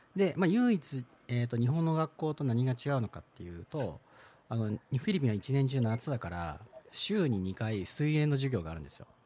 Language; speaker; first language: Japanese; early bilingual, heritage; Japanese